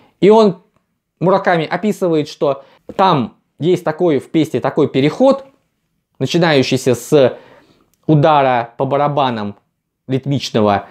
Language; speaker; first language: Russian; native; Russian